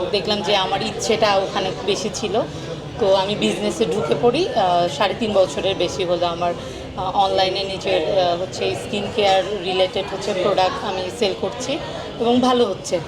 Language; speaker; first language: Bangla; non-native, local second language; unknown